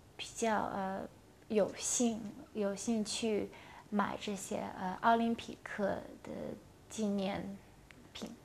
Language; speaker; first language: Chinese; non-native, local second language; Cantonese